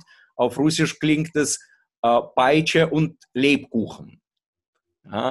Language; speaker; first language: German; non-native, fluent; Russian